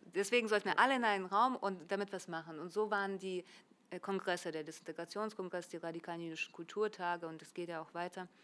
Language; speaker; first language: German; early bilingual, other home language; Russian